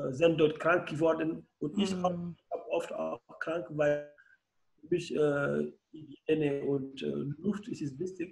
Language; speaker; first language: German; non-native, learner; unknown